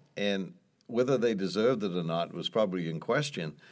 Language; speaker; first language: English; native; English